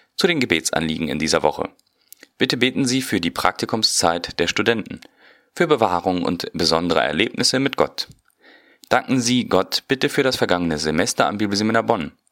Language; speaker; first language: German; early bilingual, heritage; German